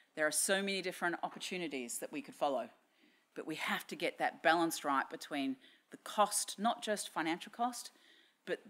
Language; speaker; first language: English; native; English